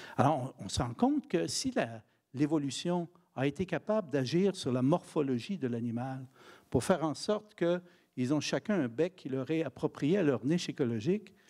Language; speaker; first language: French; native; French